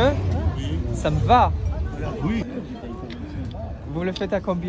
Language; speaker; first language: French; non-native, fluent; Polish